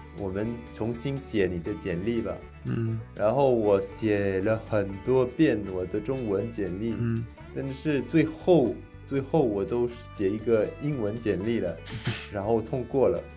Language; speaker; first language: Chinese; non-native, fluent; French